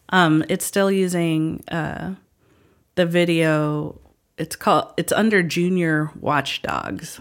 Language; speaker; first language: English; early bilingual, other home language; Filipino